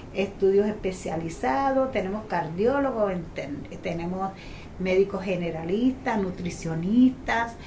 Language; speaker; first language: Spanish; native; Spanish